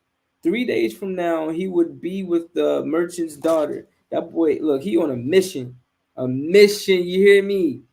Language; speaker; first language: English; native; English